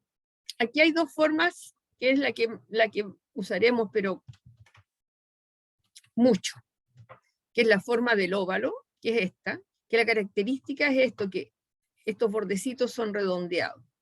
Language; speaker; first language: Spanish; native; Spanish